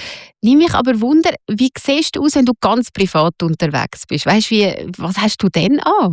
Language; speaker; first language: German; native; German